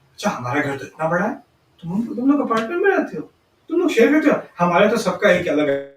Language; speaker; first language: Urdu; early bilingual, heritage; Urdu